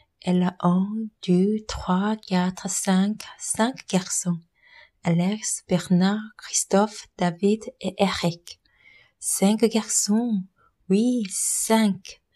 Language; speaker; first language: French; non-native, learner; Korean